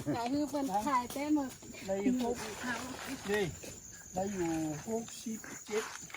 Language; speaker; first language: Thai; non-native, local second language; Shan